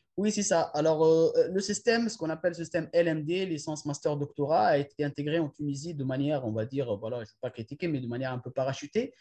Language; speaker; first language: French; non-native, local second language; Arabic